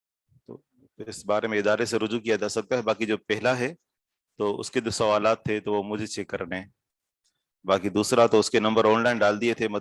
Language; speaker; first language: Urdu; native; Urdu